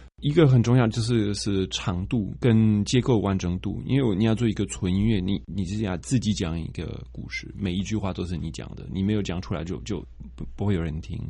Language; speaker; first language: Chinese; non-native, fluent; French